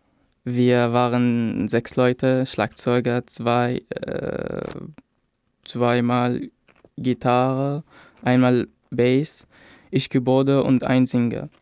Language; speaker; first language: German; non-native, fluent; Arabic